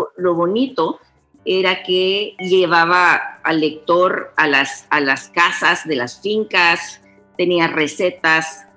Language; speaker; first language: Spanish; early bilingual, heritage; Spanish